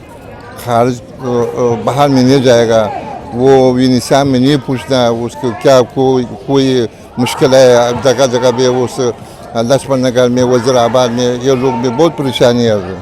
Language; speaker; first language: Hindi; non-native, learner; Persian